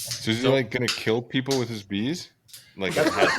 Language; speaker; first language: English; native; English